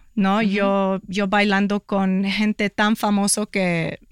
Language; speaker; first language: Spanish; early bilingual, heritage; Spanish